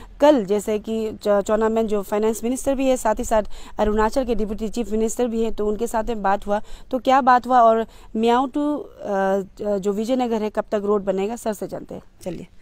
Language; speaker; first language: Hindi; non-native, local second language; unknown